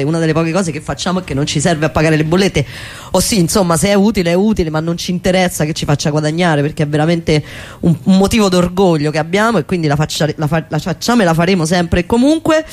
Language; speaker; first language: Italian; native; Italian